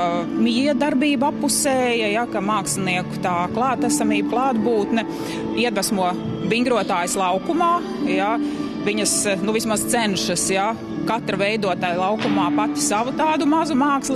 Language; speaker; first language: Latvian; native; Latvian